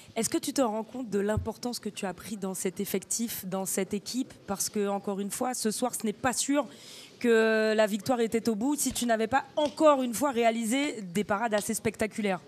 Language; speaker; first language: French; native; French